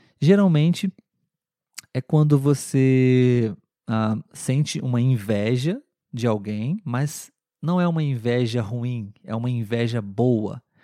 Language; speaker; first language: Portuguese; native; Portuguese